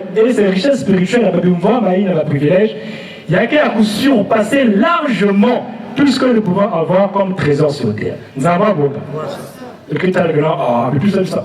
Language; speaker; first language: French; non-native, local second language; Lingala